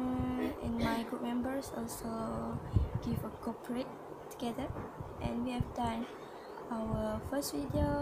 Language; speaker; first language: English; non-native, learner; Malay